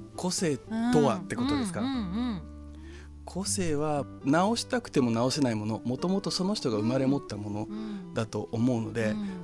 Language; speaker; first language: Japanese; early bilingual, other home language; Portuguese